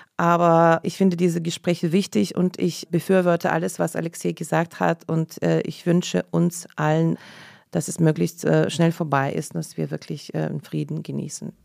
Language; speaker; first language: German; non-native, fluent; Russian